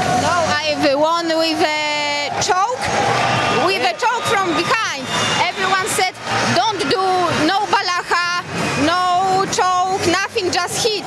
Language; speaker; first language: English; non-native, learner; Polish